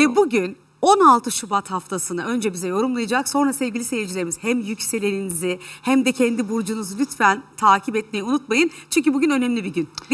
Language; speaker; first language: Turkish; native; Turkish